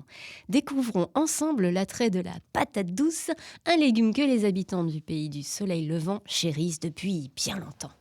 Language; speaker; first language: French; native; French